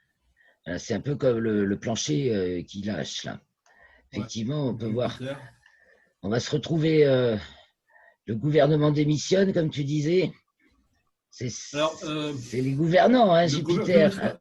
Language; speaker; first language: French; native; French